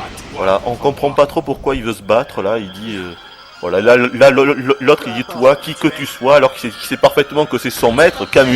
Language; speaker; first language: French; native; French